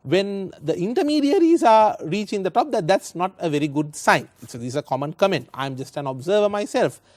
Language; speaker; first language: English; non-native, local second language; Sinhala